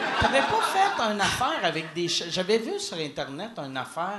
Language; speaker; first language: French; native; French